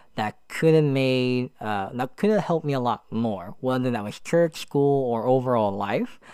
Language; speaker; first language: English; native; English